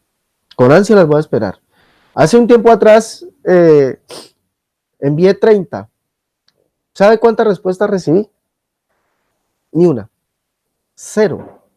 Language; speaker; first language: Spanish; native; Spanish